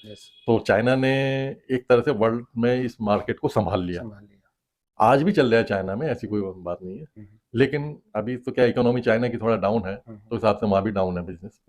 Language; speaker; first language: Hindi; native; Hindi